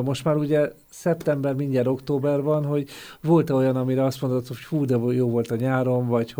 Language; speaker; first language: Hungarian; native; Hungarian